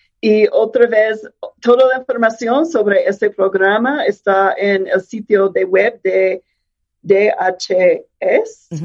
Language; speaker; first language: Spanish; non-native, fluent; English